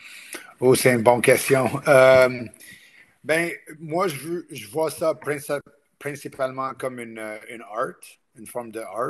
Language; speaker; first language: French; non-native, local second language; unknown